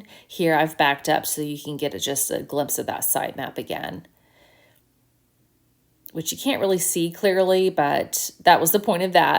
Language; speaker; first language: English; native; English